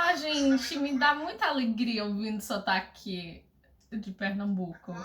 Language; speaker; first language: Portuguese; non-native, fluent; English